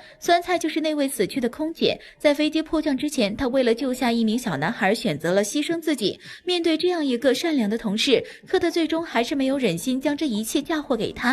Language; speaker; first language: Chinese; native; Chinese